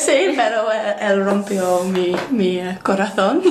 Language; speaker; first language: Spanish; non-native, learner; English